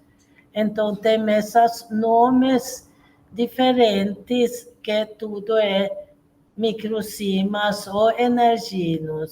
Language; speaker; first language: Portuguese; non-native, fluent; Swedish